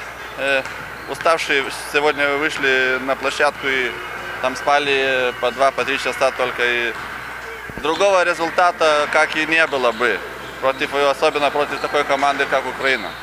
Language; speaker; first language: Russian; non-native, fluent; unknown